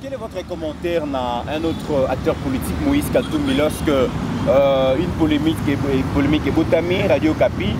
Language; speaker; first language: French; non-native, local second language; Lingala